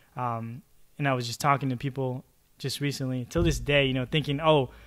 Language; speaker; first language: English; early bilingual, other home language; Chavacano